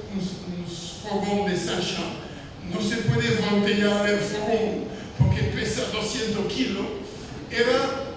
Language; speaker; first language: Spanish; non-native, fluent; French